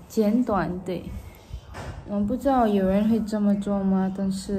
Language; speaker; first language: Chinese; non-native, local second language; English